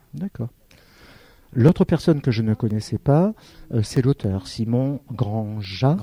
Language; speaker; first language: French; native; French